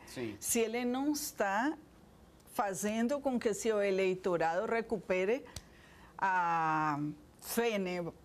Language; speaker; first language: Portuguese; non-native, fluent; Spanish